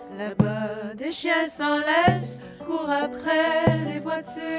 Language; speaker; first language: French; native; French